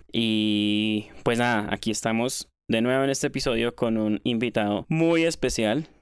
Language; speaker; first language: Spanish; native; Spanish